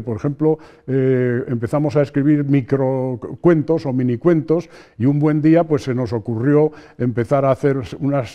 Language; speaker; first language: Spanish; native; Spanish